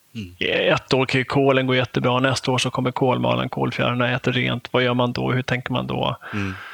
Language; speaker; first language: Swedish; native; Swedish